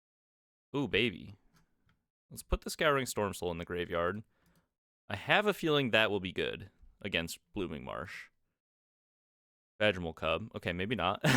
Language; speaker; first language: English; native; English